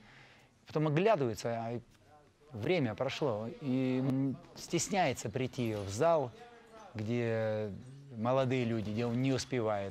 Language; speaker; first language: Russian; native; Russian